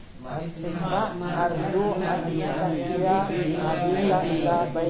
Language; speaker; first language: Arabic; non-native, learner; Indonesian